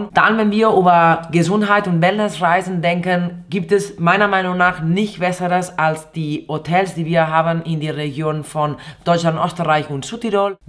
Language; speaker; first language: German; non-native, fluent; Spanish